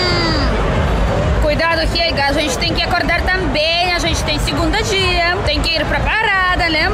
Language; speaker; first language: Portuguese; non-native, fluent; Russian